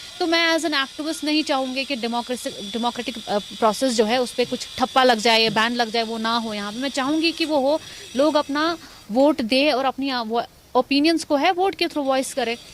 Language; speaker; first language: Hindi; non-native, local second language; Kashmiri